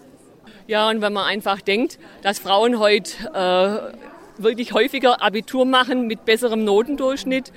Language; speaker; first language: German; native; German